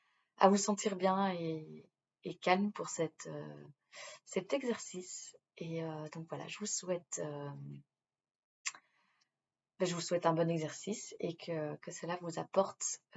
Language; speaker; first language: French; native; French